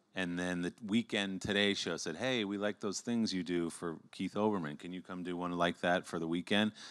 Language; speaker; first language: English; native; English